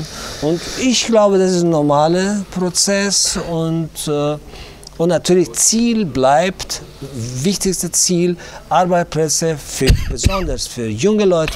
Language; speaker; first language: German; non-native, learner; Tajik